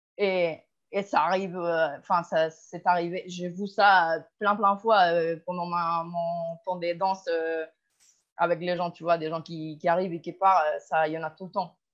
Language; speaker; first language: French; non-native, fluent; Spanish